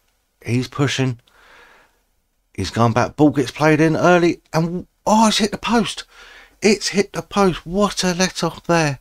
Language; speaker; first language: English; native; English